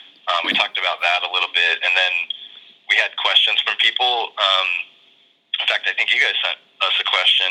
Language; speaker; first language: English; native; English